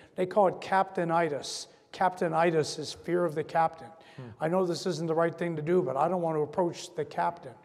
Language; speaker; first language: English; native; English